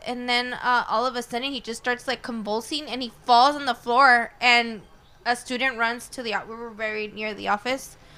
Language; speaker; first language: English; early bilingual, other home language; Spanish